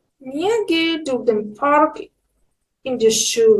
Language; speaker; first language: German; non-native, learner; Ukrainian